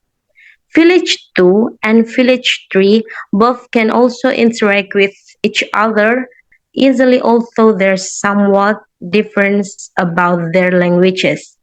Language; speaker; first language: English; non-native, learner; Indonesian